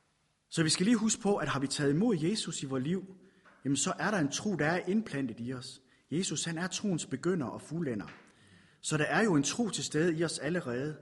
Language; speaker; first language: Danish; native; Danish